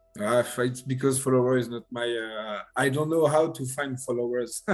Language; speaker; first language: English; non-native, learner; French